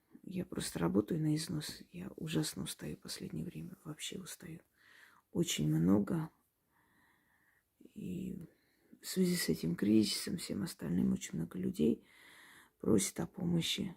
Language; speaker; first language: Russian; native; Russian